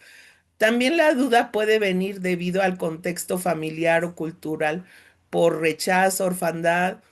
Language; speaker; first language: Spanish; native; Spanish